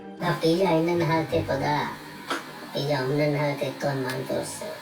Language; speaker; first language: Korean; non-native, learner; Sinhala